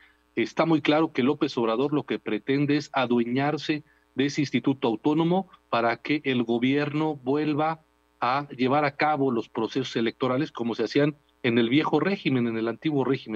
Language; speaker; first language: Spanish; native; Spanish